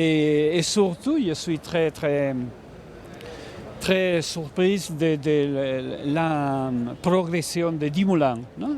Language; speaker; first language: French; non-native, learner; Spanish